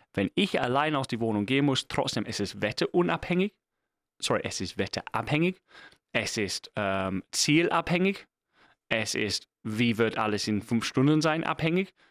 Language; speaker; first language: German; non-native, fluent; English